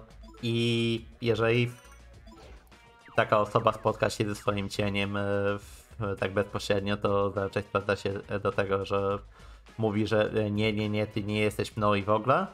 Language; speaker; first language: Polish; native; Polish